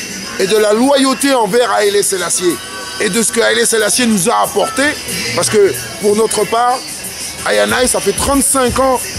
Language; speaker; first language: French; native; French